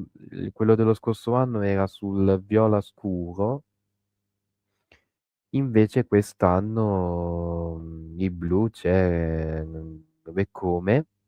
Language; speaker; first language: Italian; native; Italian